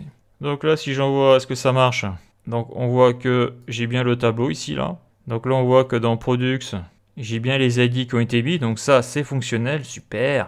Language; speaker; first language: French; native; French